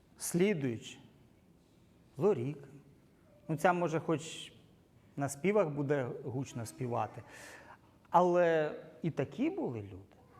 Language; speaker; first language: Ukrainian; non-native, local second language; Russian